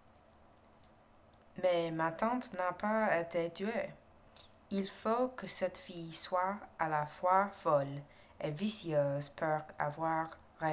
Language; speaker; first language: French; non-native, learner; English